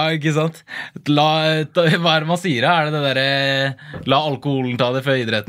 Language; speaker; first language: Norwegian; native; Norwegian